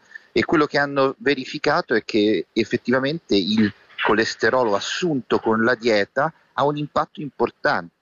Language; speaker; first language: Italian; native; Italian